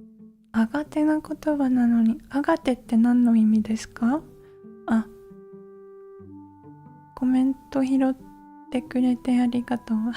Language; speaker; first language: Japanese; non-native, learner; English